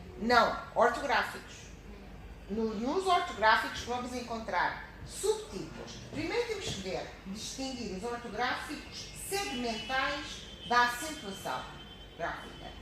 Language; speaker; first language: Portuguese; native; Portuguese